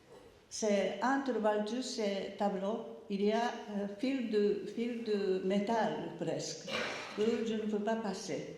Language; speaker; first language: French; non-native, learner; Japanese